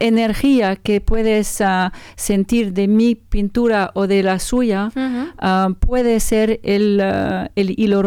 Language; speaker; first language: Spanish; non-native, learner; French